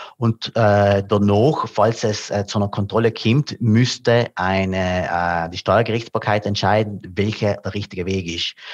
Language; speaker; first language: German; non-native, local second language; Italian